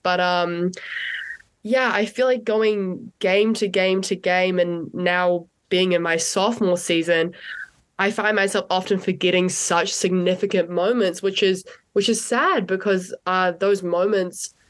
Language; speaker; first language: English; native; English